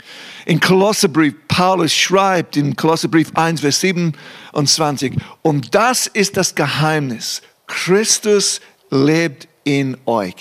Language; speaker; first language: German; non-native, fluent; English